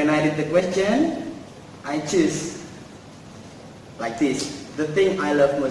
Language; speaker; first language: English; non-native, learner; Indonesian